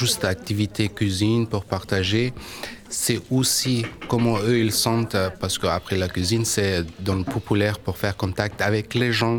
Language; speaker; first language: French; non-native, learner; Persian